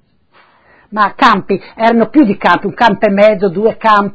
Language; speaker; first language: Italian; non-native, local second language; Friulian